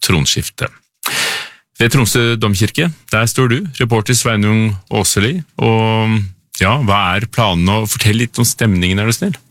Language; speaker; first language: Norwegian; native; Norwegian